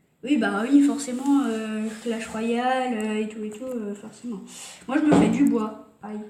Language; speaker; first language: French; native; French